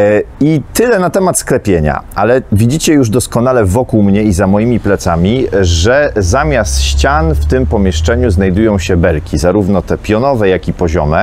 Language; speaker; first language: Polish; native; Polish